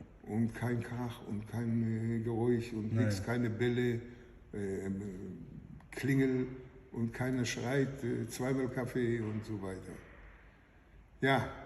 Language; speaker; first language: German; non-native, fluent; Hebrew